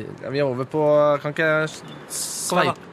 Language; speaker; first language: Norwegian; native; Norwegian